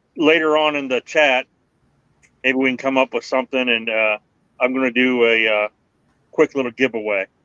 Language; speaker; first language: English; native; English